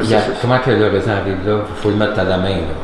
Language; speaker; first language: French; native; French